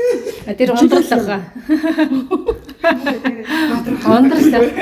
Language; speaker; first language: Mongolian; native; Mongolian